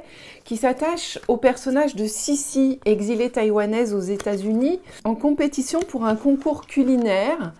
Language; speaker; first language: French; native; French